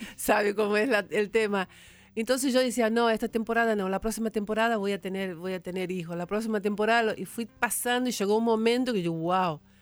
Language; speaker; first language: Spanish; non-native, fluent; Portuguese